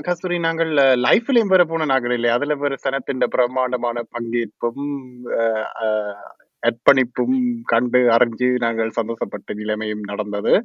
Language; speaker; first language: Tamil; early bilingual, heritage; Tamil